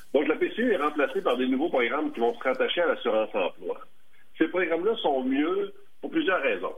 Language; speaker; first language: French; native; French